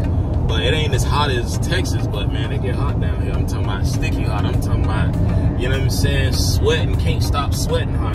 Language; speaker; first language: English; native; English